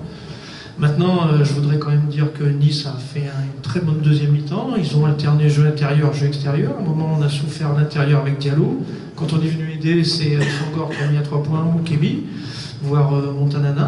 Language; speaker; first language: French; native; French